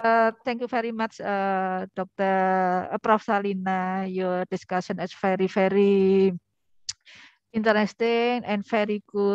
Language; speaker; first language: English; non-native, learner; Indonesian